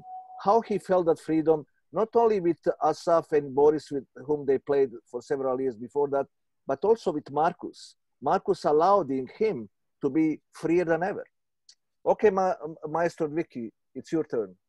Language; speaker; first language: English; non-native, fluent; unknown